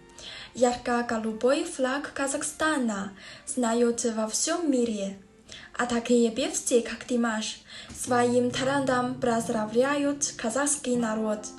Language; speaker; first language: Russian; non-native, learner; Chinese